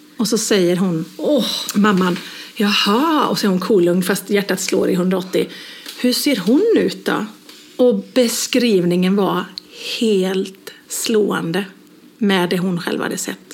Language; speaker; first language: Swedish; native; Swedish